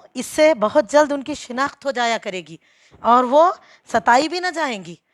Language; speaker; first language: Urdu; native; Urdu